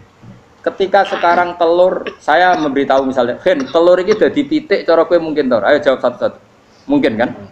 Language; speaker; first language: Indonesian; non-native, local second language; Javanese